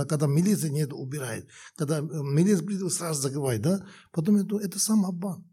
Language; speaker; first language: Russian; non-native, learner; Tibetan